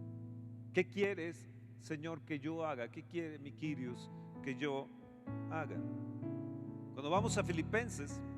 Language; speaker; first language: Spanish; native; Spanish